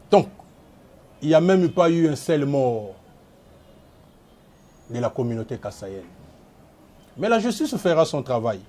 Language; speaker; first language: French; non-native, local second language; Lingala